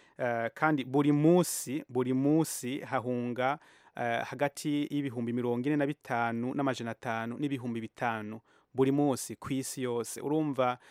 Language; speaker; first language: Rundi; early bilingual, heritage; Rundi